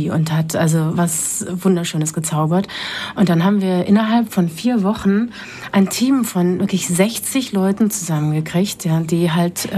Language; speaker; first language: German; native; German